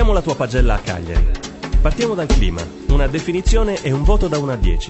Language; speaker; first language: Italian; native; Italian